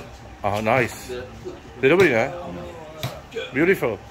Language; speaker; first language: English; non-native, learner; Czech